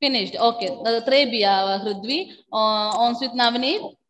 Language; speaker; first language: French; non-native, fluent; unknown